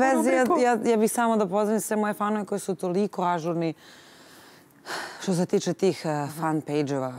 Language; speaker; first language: Serbian; native; Serbian